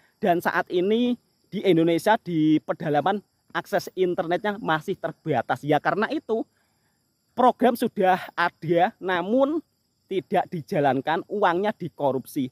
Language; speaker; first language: Indonesian; native; Indonesian